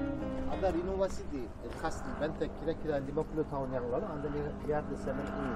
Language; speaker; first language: Indonesian; non-native, learner; Turkish